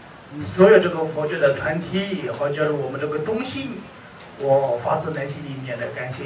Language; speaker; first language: Chinese; non-native, fluent; Tibetan